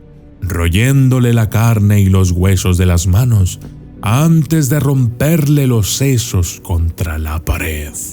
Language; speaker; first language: Spanish; native; Spanish